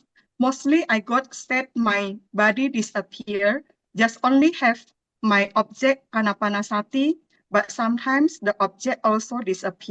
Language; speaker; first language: English; non-native, learner; Indonesian